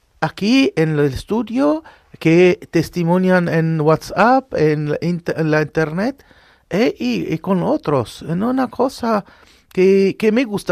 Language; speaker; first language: Spanish; non-native, fluent; Arabic